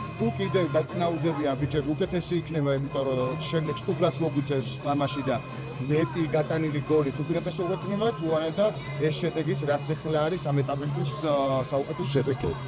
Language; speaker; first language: Georgian; native; Georgian